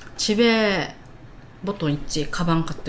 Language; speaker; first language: Korean; non-native, learner; Japanese